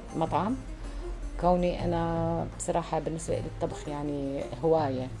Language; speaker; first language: Arabic; native; Arabic